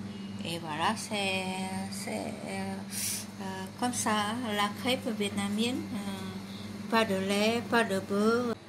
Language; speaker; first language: French; non-native, fluent; Vietnamese